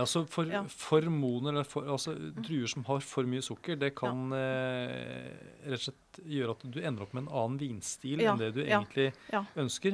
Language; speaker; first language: Norwegian; native; Norwegian